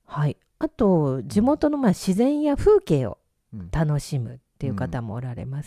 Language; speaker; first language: Japanese; native; Japanese